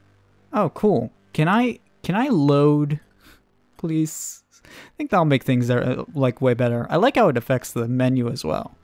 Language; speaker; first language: English; native; English